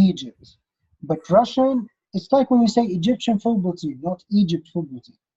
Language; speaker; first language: English; non-native, fluent; Arabic